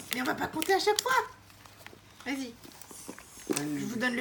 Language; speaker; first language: French; native; French